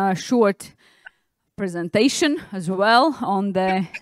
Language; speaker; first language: English; non-native, fluent; Latvian